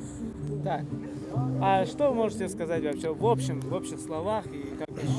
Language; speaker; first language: Russian; non-native, local second language; Yakut